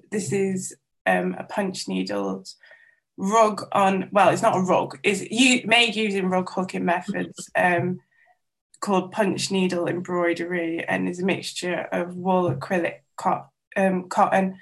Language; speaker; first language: English; non-native, local second language; Welsh